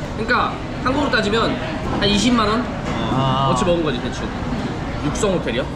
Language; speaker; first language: Korean; native; Korean